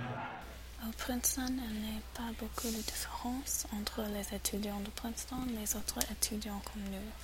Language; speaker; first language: French; non-native, learner; English